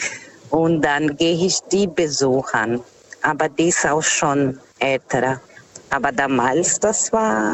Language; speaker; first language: German; non-native, fluent; Portuguese